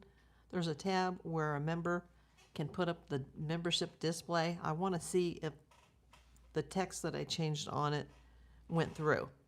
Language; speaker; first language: English; native; English